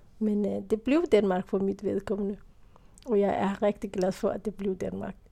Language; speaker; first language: Danish; non-native, fluent; Somali